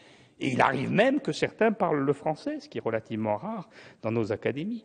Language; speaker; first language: French; native; French